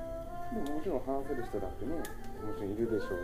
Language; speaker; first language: Japanese; native; Japanese